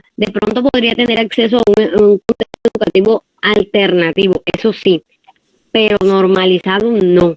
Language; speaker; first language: Spanish; native; Spanish